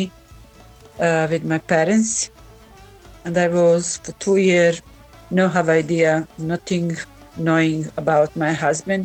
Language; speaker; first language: English; non-native, learner; Bosnian